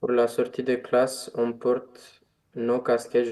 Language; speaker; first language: French; non-native, learner; Romanian